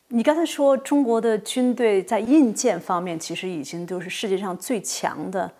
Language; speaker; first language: Chinese; native; Chinese